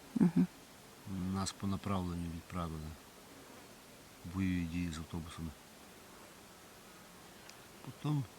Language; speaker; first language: Ukrainian; native; Ukrainian